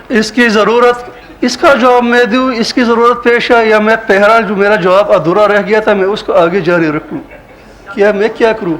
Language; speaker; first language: Urdu; non-native, local second language; Pashto